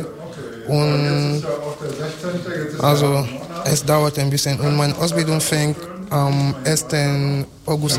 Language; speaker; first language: German; non-native, learner; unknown